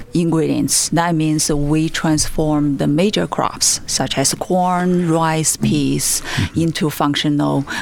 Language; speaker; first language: English; non-native, fluent; Chinese